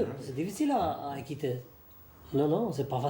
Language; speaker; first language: French; non-native, fluent; Albanian